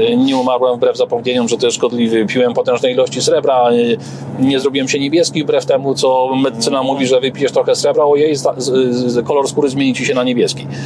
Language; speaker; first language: Polish; native; Polish